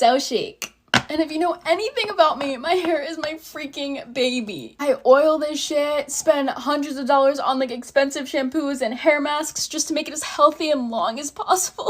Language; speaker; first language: English; native; English